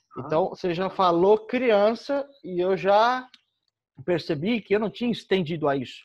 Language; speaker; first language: Portuguese; native; Portuguese